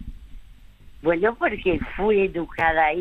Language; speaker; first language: Spanish; early bilingual, other home language; French